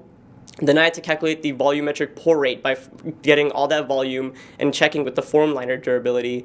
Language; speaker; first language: English; native; English